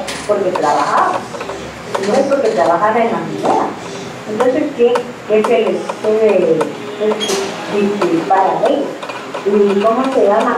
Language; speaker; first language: Spanish; native; Spanish